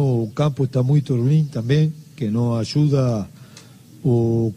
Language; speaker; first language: Portuguese; non-native, learner; Spanish